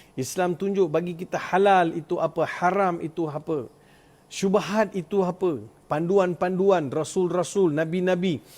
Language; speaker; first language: Malay; non-native, local second language; Tamil